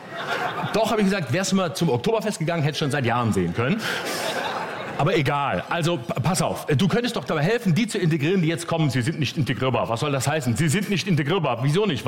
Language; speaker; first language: German; native; German